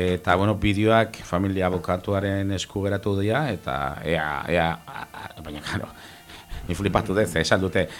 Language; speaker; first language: Basque; non-native, local second language; Spanish